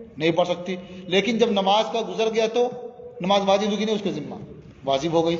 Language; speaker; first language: Urdu; native; Urdu